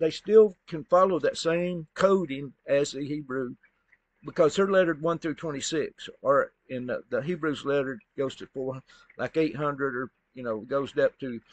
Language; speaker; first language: English; native; English